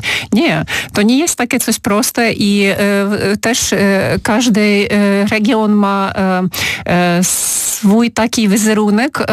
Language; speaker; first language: Polish; non-native, fluent; Ukrainian